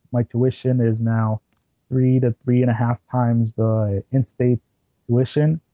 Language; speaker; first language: English; early bilingual, other home language; Spanish